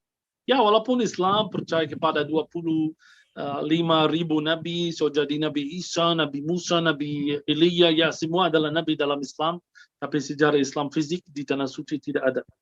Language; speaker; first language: Indonesian; non-native, fluent; Arabic